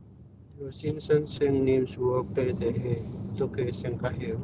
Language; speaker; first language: Korean; non-native, learner; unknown